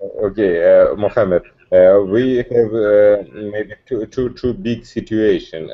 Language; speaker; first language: English; non-native, learner; Russian